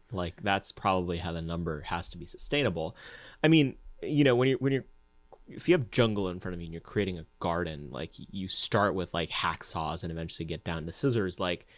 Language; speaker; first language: English; native; English